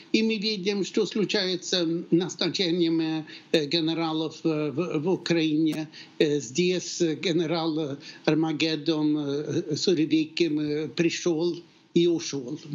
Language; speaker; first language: Russian; non-native, fluent; Swedish